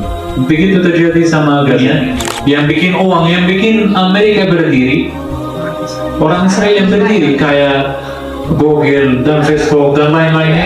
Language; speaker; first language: Indonesian; non-native, fluent; Arabic